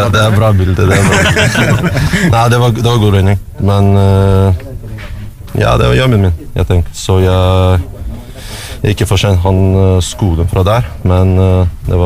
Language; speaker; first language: Norwegian; non-native, learner; Russian